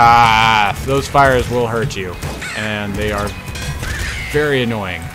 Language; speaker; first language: English; native; English